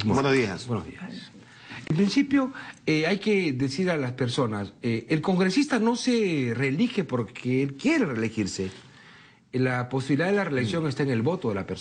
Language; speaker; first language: Spanish; native; Spanish